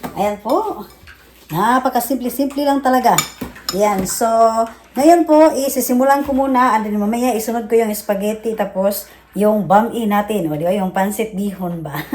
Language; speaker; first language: Filipino; non-native, local second language; Hiligaynon